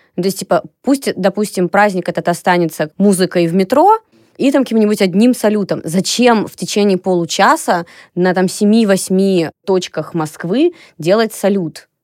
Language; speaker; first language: Russian; native; Russian